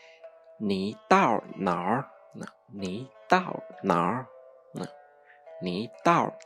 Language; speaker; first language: Chinese; non-native, fluent; Lao